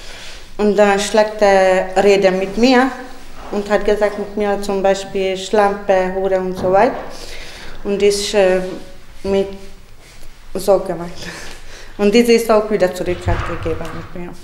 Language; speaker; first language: German; non-native, learner; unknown